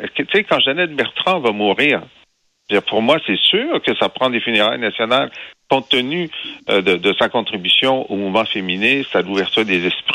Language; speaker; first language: French; native; French